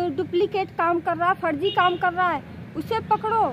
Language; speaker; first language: Hindi; native; Hindi